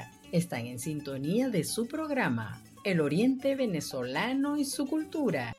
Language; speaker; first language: Spanish; native; Spanish